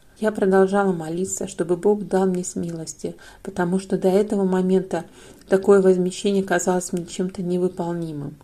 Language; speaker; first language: Russian; non-native, fluent; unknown